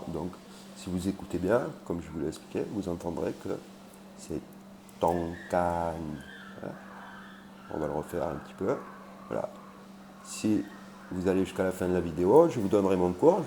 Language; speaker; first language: French; native; French